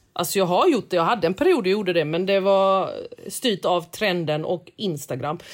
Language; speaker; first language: Swedish; early bilingual, other home language; Korean